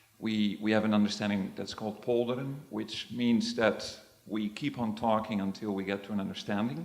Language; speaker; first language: English; non-native, fluent; Dutch